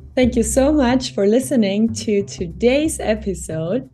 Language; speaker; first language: English; non-native, fluent; Spanish